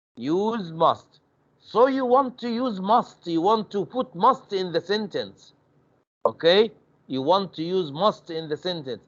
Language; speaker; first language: English; non-native, fluent; Arabic